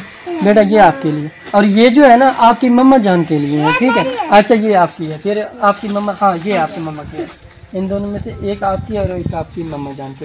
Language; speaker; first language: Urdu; non-native, local second language; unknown